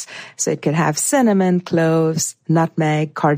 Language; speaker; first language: English; non-native, local second language; Gujarati